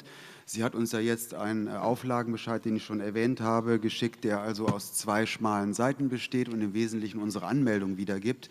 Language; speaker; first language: German; native; German